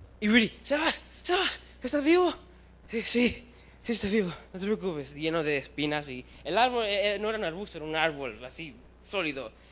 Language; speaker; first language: Spanish; early bilingual, heritage; Spanish